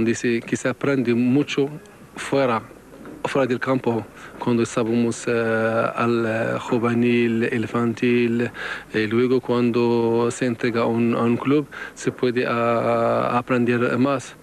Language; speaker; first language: Spanish; non-native, fluent; Arabic